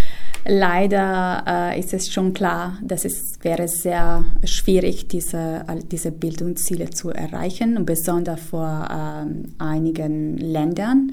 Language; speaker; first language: German; non-native, fluent; Italian